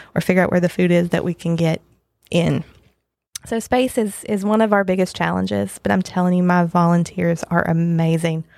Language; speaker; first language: English; native; English